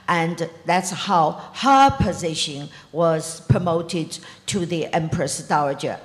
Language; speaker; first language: English; non-native, fluent; Chinese